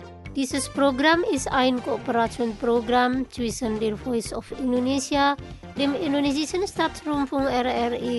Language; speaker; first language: German; non-native, learner; Indonesian